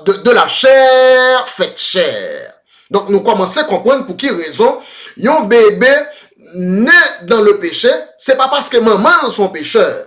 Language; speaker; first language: French; non-native, local second language; Haitian Creole